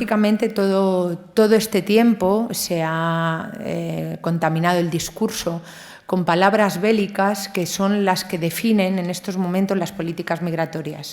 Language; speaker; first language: Spanish; native; Spanish